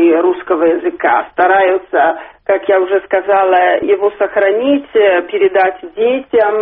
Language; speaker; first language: Russian; non-native, fluent; Italian